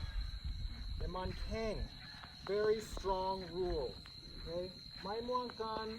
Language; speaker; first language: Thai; non-native, learner; English